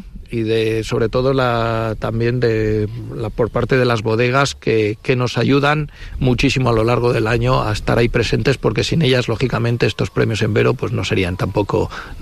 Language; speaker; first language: Spanish; native; Spanish